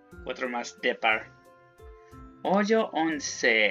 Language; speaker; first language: Spanish; non-native, learner; English